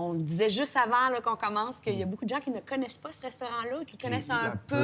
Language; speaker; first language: French; native; French